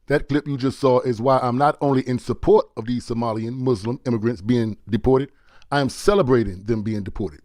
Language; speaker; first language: English; native; English